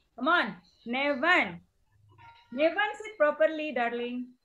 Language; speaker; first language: English; non-native, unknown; Indonesian